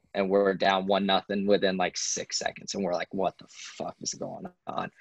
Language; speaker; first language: English; native; English